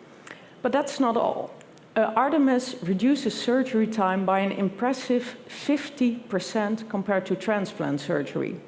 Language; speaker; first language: English; non-native, fluent; Dutch